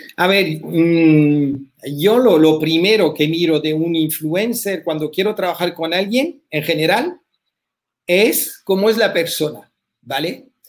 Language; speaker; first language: Spanish; early bilingual, heritage; French